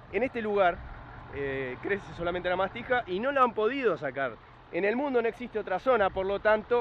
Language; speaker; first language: Spanish; native; Spanish